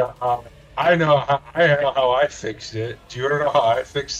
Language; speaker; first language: English; native; English